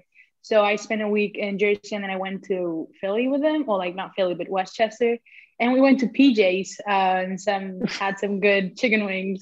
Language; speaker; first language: English; non-native, fluent; Spanish